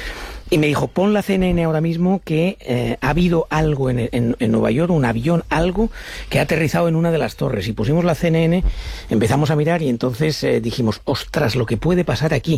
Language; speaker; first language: Spanish; native; Spanish